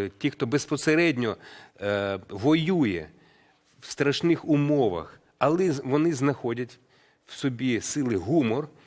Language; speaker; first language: Ukrainian; native; Ukrainian